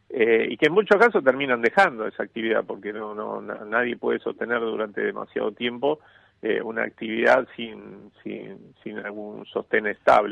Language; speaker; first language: Spanish; native; Spanish